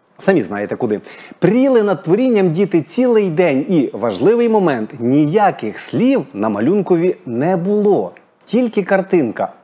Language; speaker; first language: Ukrainian; native; Ukrainian